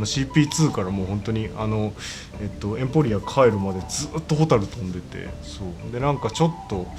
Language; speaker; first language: Japanese; native; Japanese